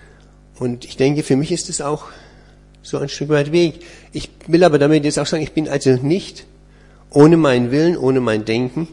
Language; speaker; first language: German; native; German